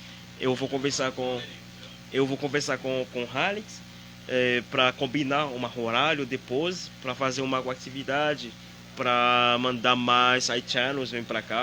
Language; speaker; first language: Portuguese; non-native, learner; Haitian Creole